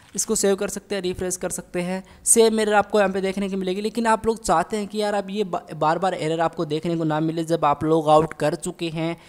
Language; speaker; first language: Hindi; native; Hindi